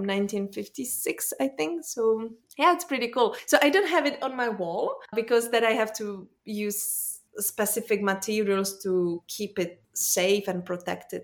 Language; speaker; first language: English; non-native, fluent; Czech